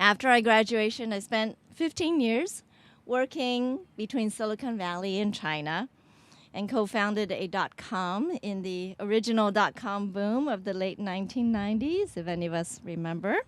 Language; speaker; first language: English; early bilingual, other home language; Chinese